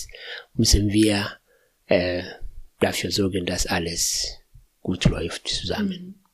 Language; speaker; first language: German; non-native, fluent; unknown